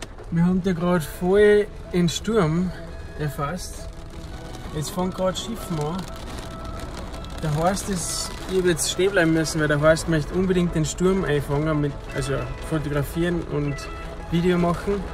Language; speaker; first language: German; native; German